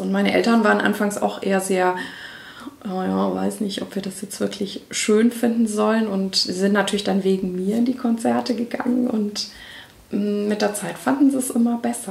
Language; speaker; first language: German; native; German